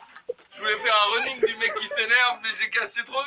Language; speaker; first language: French; native; French